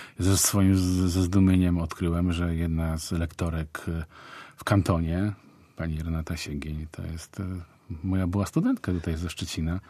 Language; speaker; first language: Polish; native; Polish